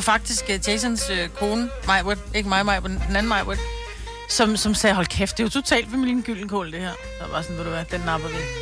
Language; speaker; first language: Danish; native; Danish